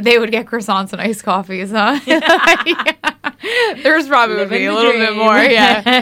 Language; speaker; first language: English; native; English